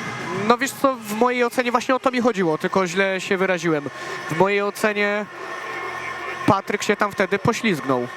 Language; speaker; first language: Polish; native; Polish